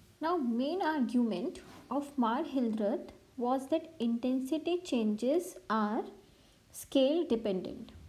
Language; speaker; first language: English; non-native, local second language; Hindi